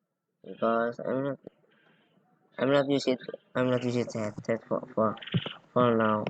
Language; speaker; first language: English; non-native, learner; Indonesian